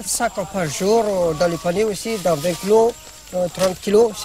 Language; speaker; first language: French; non-native, learner; Malagasy